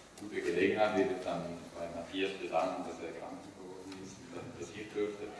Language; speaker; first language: German; non-native, fluent; Italian